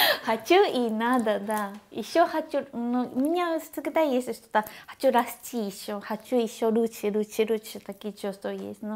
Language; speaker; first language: Russian; non-native, learner; Japanese